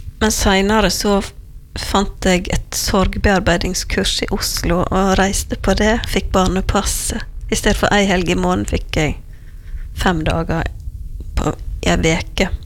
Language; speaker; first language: Norwegian; native; Norwegian